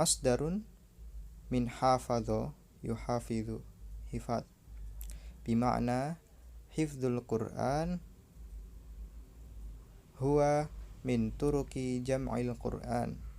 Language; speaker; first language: Arabic; non-native, learner; Indonesian